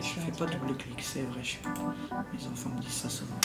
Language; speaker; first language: French; non-native, fluent; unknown